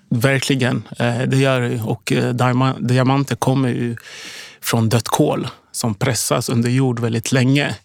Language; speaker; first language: Swedish; early bilingual, other home language; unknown